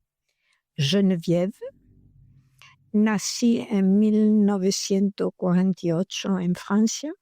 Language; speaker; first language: Spanish; non-native, learner; French